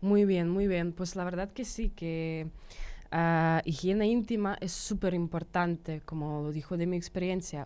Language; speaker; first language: Spanish; non-native, fluent; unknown